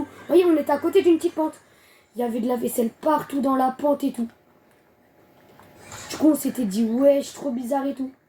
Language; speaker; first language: French; native; French